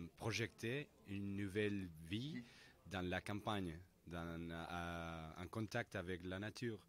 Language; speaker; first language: French; non-native, learner; Spanish